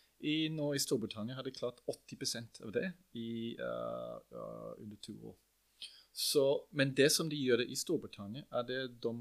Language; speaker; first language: Norwegian; non-native, fluent; English